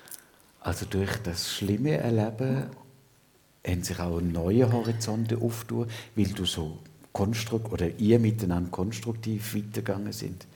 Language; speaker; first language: German; native; German